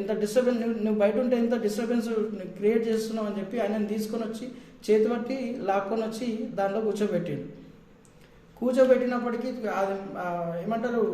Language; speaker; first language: Telugu; native; Telugu